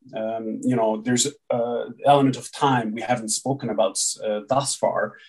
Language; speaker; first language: English; early bilingual, other home language; Hungarian